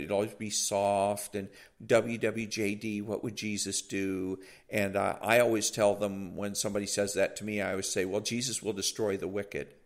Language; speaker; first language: English; native; English